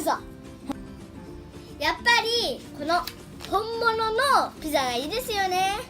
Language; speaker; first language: Japanese; early bilingual, heritage; Japanese